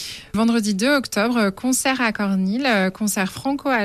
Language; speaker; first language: French; native; French